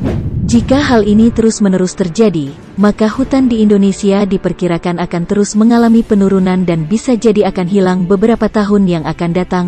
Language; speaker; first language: Indonesian; native; Indonesian